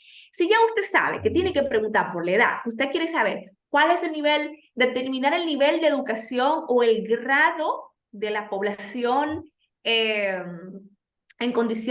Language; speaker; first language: Spanish; native; Spanish